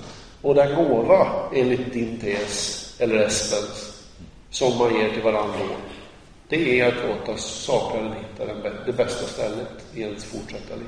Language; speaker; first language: Swedish; native; Swedish